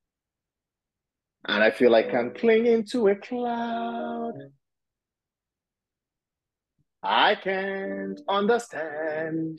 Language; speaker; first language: English; non-native, local second language; Igbo